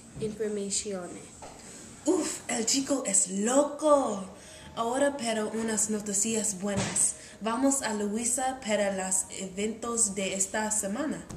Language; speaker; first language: Spanish; non-native, learner; English